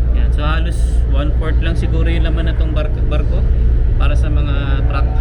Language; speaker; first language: Filipino; native; Filipino